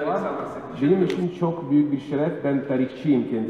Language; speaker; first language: Turkish; non-native, learner; Russian